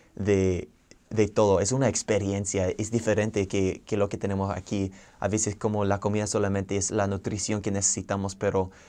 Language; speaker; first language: Spanish; non-native, fluent; English